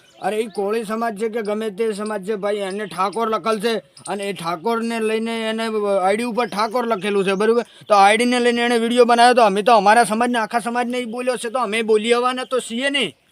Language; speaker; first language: Gujarati; non-native, local second language; Bhili